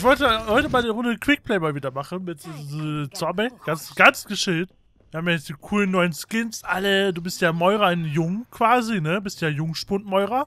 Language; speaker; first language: German; native; German